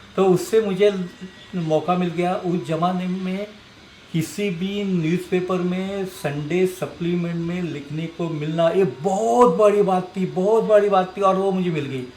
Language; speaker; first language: Hindi; non-native, local second language; Marathi